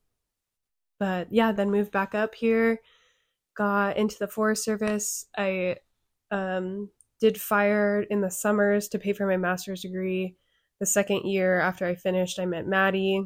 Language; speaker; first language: English; native; English